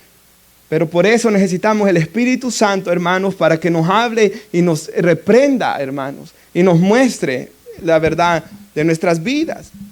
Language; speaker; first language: Spanish; native; Spanish